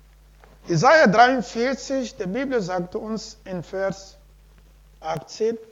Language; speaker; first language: German; non-native, learner; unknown